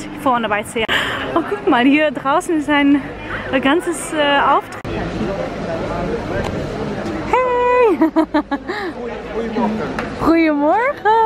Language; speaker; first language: German; non-native, fluent; Dutch